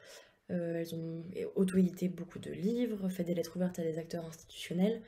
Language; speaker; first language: French; native; French